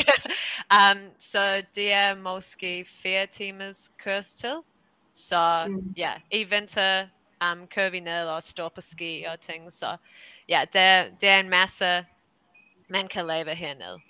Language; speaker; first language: Danish; early bilingual, heritage; English